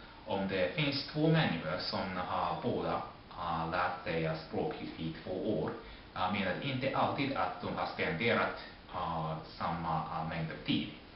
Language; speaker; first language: Swedish; non-native, fluent; Japanese